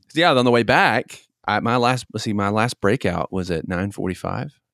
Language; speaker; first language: English; native; English